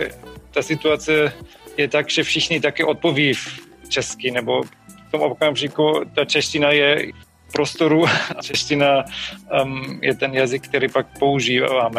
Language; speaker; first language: Czech; non-native, fluent; German